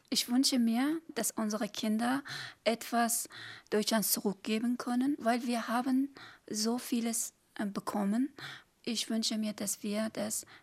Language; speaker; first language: German; non-native, learner; Persian